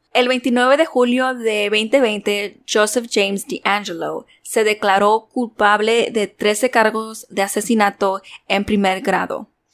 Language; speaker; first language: Spanish; early bilingual, heritage; Spanish